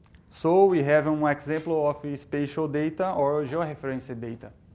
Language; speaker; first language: English; non-native, learner; Portuguese